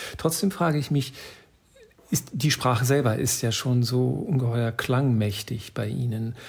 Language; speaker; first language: German; native; German